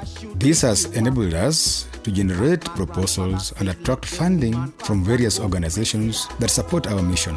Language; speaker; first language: English; non-native, local second language; Luo (Kenya and Tanzania)